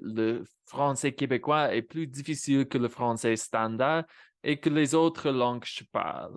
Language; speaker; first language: French; non-native, fluent; English